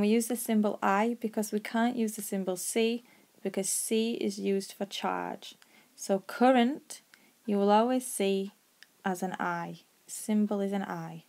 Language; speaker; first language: English; native; English